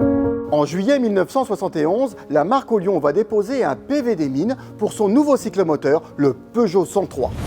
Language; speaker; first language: French; native; French